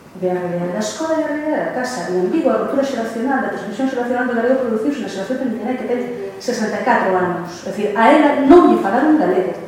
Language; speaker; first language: Galician; non-native, local second language; Spanish